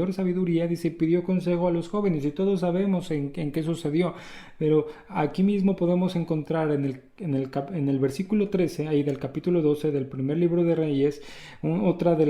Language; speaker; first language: Spanish; native; Spanish